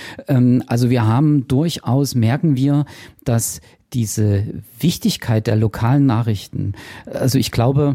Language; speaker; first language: German; native; German